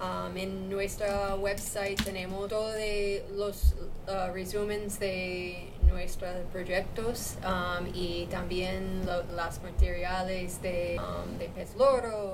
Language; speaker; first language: Spanish; non-native, learner; English